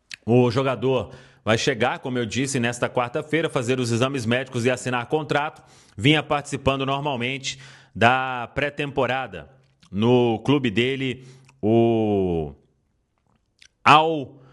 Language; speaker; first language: Portuguese; native; Portuguese